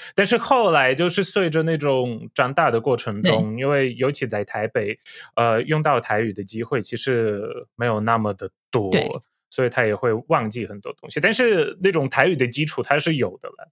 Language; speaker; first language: Chinese; non-native, fluent; Polish